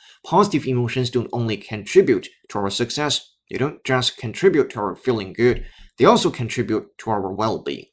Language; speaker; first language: English; non-native, fluent; Chinese